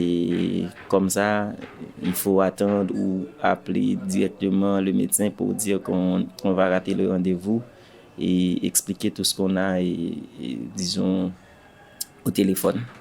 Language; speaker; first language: French; non-native, local second language; Haitian Creole